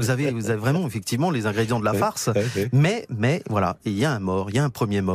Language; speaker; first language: French; native; French